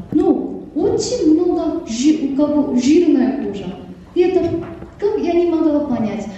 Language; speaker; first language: Russian; non-native, fluent; Korean